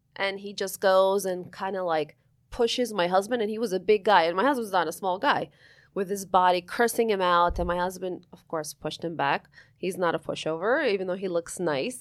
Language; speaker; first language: English; early bilingual, other home language; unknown